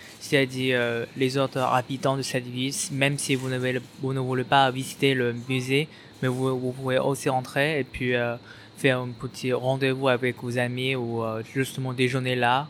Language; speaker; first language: French; non-native, fluent; Chinese